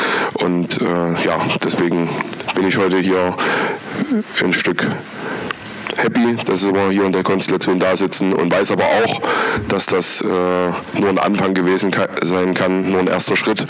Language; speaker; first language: German; native; German